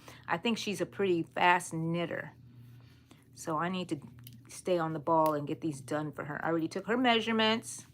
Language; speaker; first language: English; native; English